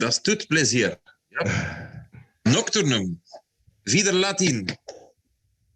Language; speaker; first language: German; non-native, learner; Dutch